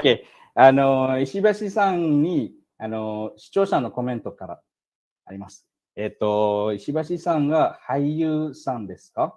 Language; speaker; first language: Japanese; non-native, fluent; Malay